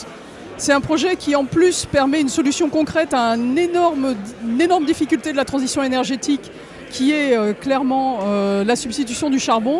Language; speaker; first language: French; native; French